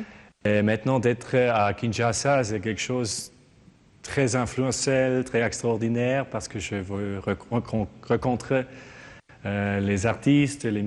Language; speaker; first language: French; non-native, learner; German